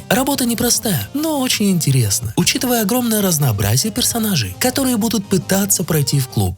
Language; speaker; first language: Russian; native; Russian